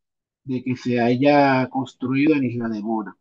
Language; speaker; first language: Spanish; native; Spanish